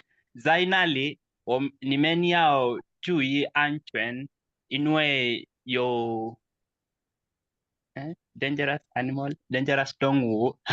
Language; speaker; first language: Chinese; non-native, learner; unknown